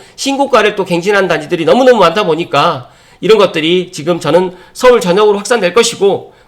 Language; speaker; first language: Korean; native; Korean